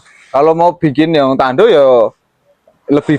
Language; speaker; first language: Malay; non-native, local second language; Javanese